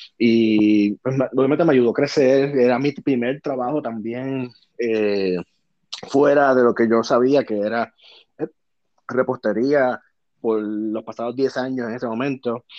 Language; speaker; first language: Spanish; native; Spanish